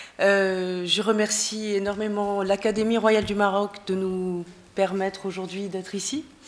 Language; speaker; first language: French; native; French